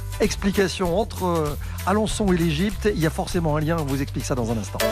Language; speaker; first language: French; native; French